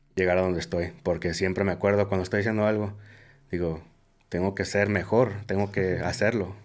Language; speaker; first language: Spanish; early bilingual, heritage; Spanish